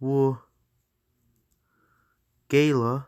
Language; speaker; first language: Chinese; non-native, learner; English